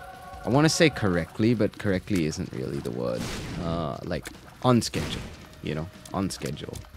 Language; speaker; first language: English; native; English